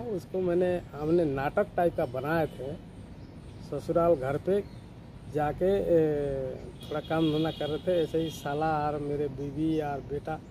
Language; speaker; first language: Hindi; non-native, local second language; Odia